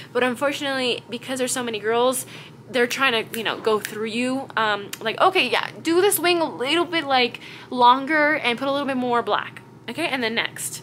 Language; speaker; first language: English; early bilingual, other home language; Spanish